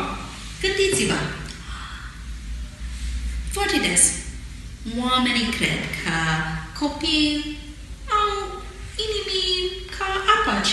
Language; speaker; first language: Romanian; non-native, fluent; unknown